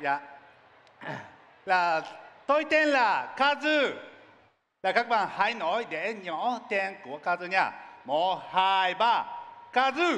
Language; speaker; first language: Vietnamese; non-native, learner; Japanese